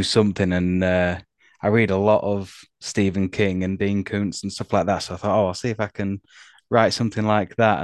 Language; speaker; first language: English; native; English